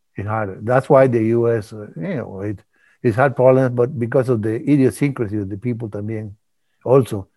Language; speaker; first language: English; early bilingual, other home language; Spanish